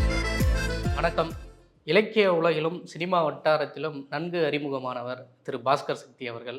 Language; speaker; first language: Tamil; native; Tamil